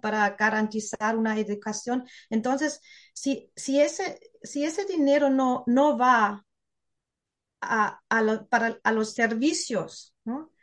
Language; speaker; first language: Spanish; non-native, fluent; German